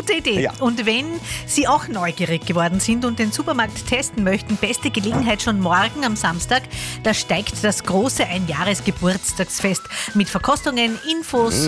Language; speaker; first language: German; native; German